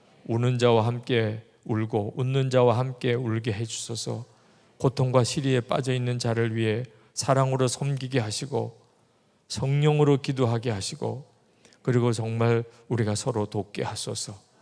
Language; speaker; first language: Korean; native; Korean